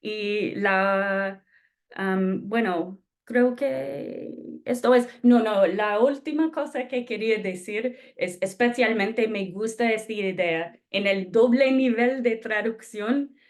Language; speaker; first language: Spanish; non-native, fluent; English